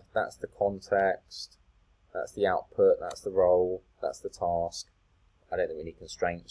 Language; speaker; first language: English; native; English